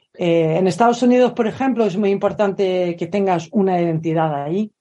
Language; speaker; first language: Spanish; non-native, fluent; Swedish